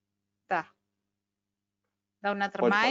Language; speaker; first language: Portuguese; non-native, fluent; Spanish